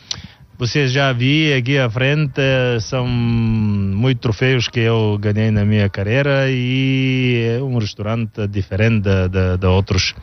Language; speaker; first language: Portuguese; non-native, learner; Bulgarian